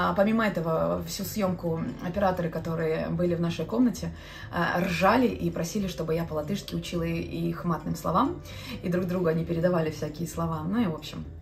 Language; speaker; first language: Russian; non-native, local second language; Latvian